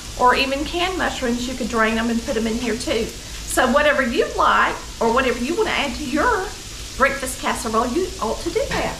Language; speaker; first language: English; native; English